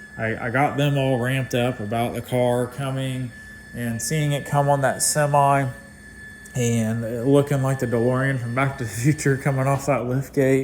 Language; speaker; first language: English; native; English